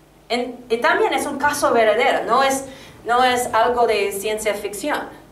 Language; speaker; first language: Spanish; non-native, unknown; English